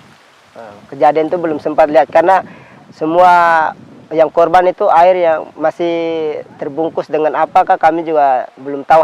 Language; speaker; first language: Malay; non-native, local second language; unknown